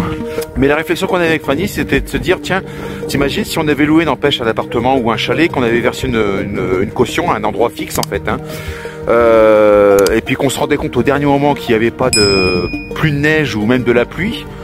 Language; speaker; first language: French; native; French